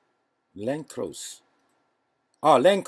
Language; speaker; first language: English; non-native, learner; Chinese